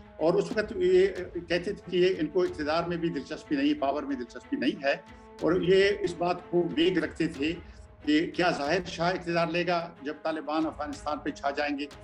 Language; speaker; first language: Urdu; non-native, local second language; Pashto